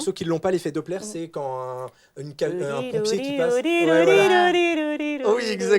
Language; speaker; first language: French; native; French